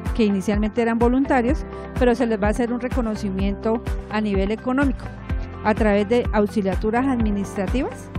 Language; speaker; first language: Spanish; non-native, fluent; French